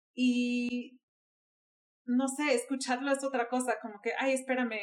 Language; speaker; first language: Spanish; early bilingual, heritage; Spanish